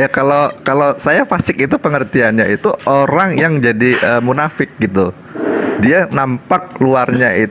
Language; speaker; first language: Indonesian; native; Indonesian